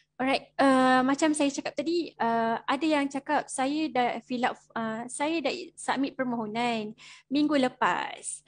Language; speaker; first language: Malay; native; Malay